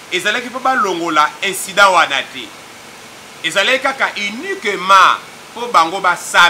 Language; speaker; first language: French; non-native, local second language; Lingala